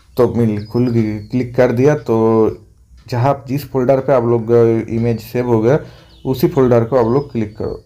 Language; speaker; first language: Hindi; non-native, local second language; Bangla